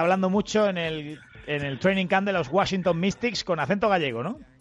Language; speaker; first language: Spanish; native; Spanish